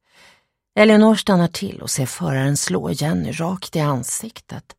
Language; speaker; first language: Swedish; native; Swedish